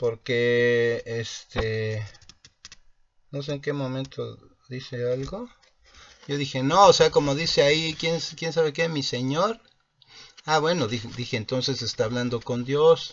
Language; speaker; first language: Spanish; native; Spanish